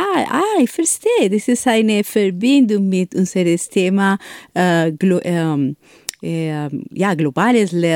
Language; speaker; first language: German; non-native, learner; Spanish